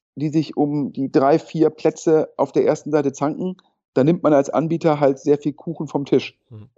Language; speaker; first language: German; native; German